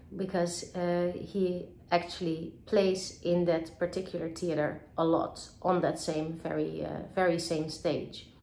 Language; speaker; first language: English; non-native, fluent; Dutch